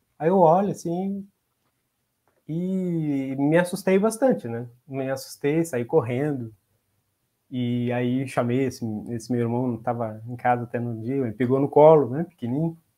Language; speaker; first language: Portuguese; native; Portuguese